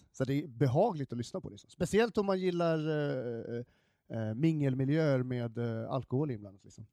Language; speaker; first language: Swedish; native; Swedish